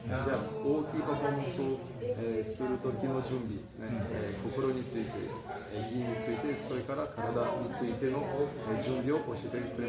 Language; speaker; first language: Japanese; non-native, fluent; Portuguese